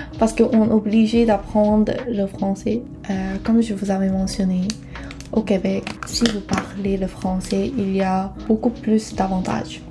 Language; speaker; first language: French; non-native, fluent; Korean